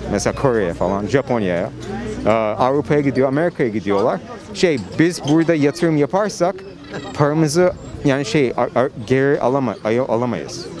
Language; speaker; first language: Turkish; non-native, fluent; English